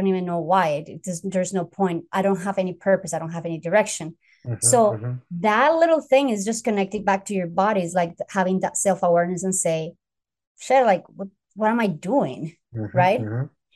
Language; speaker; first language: English; non-native, fluent; Spanish